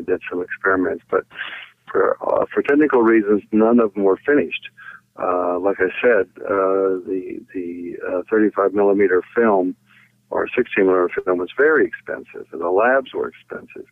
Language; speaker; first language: English; native; English